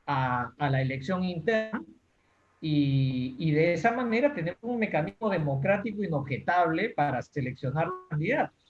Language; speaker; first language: Spanish; native; Spanish